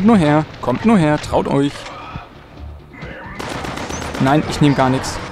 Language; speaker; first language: German; native; German